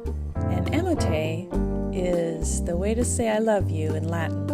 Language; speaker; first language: English; native; English